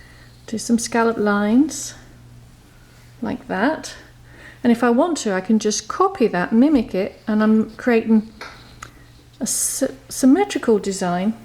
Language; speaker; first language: English; native; English